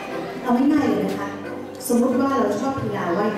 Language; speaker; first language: Thai; native; Thai